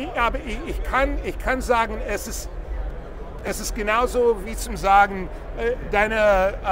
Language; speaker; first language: German; non-native, learner; English